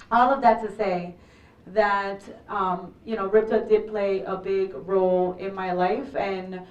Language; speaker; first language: English; early bilingual, other home language; Spanish